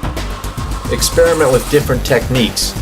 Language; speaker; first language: English; native; English